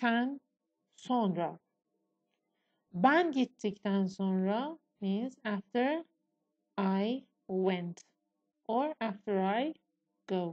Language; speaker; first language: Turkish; non-native, fluent; Persian